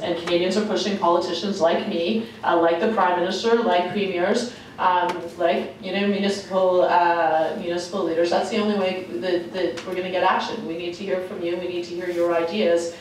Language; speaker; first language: English; native; English